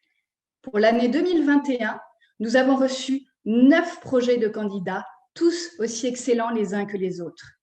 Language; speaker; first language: French; native; French